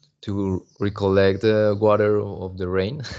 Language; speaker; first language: English; non-native, learner; Spanish